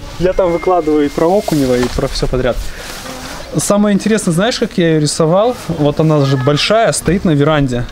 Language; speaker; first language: Russian; native; Russian